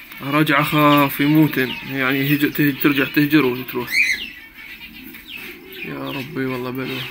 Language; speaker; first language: Arabic; native; Arabic